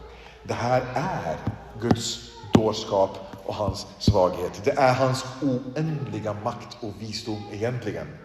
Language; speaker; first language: Swedish; early bilingual, other home language; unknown